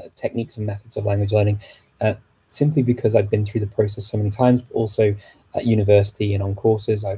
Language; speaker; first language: English; native; English